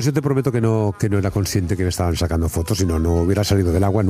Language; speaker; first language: Spanish; native; Spanish